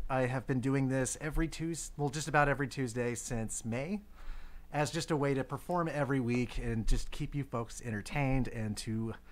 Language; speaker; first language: English; native; English